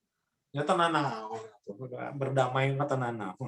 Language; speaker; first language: Indonesian; native; Indonesian